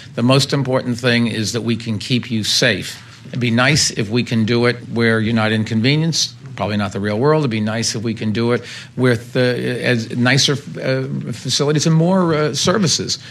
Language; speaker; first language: English; native; English